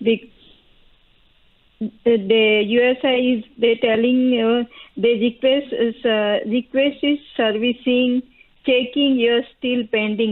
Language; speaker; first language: English; non-native, learner; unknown